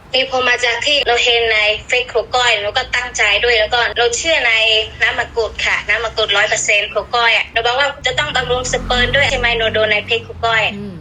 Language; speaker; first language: Thai; non-native, fluent; Burmese